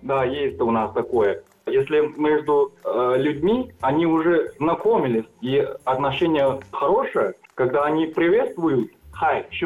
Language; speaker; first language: Russian; non-native, fluent; Chinese